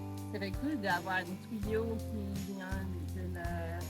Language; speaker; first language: French; non-native, fluent; English